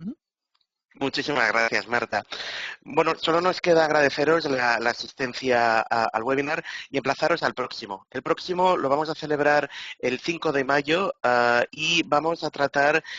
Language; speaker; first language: Spanish; native; Spanish